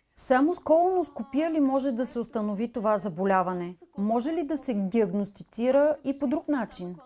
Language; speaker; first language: Bulgarian; native; Bulgarian